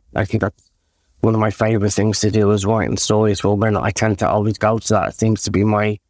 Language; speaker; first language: English; native; English